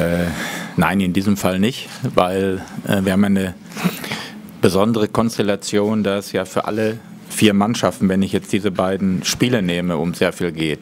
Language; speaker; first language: German; native; German